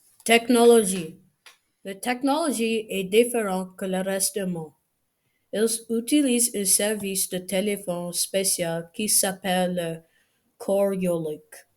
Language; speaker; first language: French; non-native, learner; English